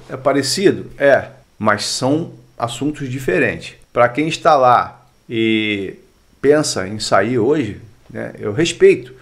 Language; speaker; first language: Portuguese; native; Portuguese